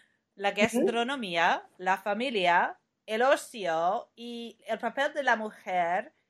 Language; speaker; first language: Spanish; non-native, fluent; English